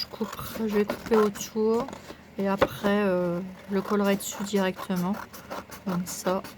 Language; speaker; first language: French; native; French